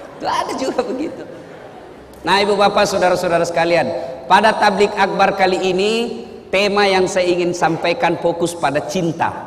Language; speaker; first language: Indonesian; non-native, local second language; Buginese